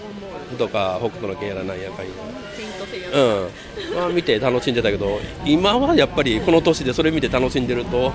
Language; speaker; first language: Japanese; native; Japanese